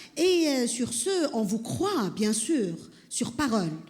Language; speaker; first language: French; non-native, local second language; Arabic